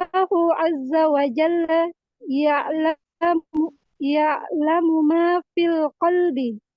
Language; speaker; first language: Arabic; non-native, learner; Indonesian